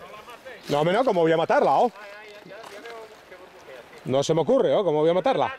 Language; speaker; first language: Spanish; native; Spanish